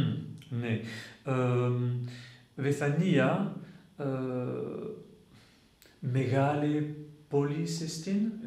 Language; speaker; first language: Greek; non-native, fluent; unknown